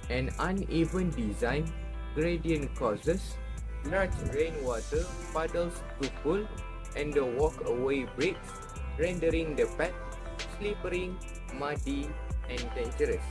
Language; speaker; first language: English; non-native, local second language; Malay